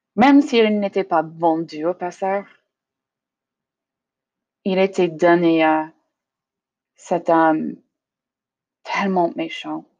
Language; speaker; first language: French; non-native, learner; English